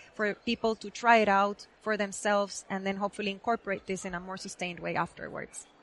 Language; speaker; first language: English; non-native, fluent; Spanish